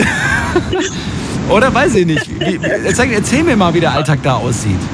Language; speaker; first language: German; native; German